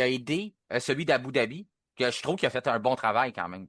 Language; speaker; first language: French; native; French